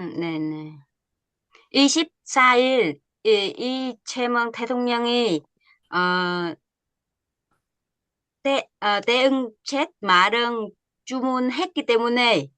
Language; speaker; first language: Korean; non-native, learner; Vietnamese